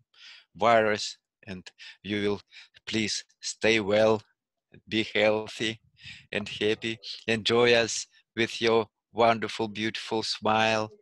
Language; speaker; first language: English; non-native, fluent; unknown